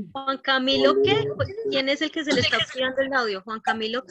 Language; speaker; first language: Spanish; native; Spanish